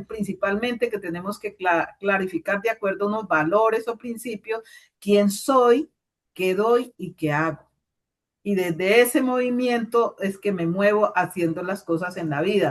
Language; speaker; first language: Spanish; native; Spanish